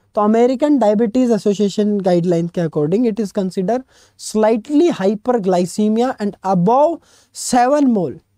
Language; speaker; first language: Hindi; native; Hindi